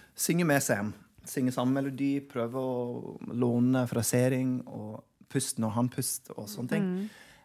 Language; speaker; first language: Norwegian; non-native, fluent; English